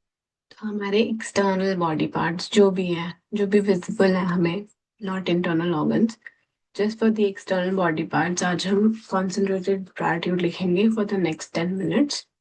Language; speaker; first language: Hindi; native; Hindi